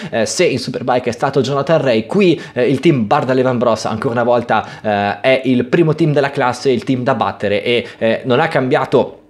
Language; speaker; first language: Italian; native; Italian